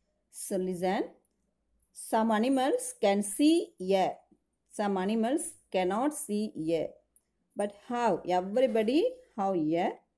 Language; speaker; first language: English; non-native, local second language; Tamil